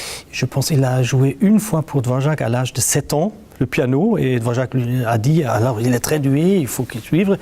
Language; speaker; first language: French; non-native, fluent; German